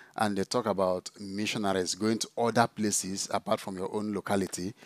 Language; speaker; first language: English; non-native, local second language; Igbo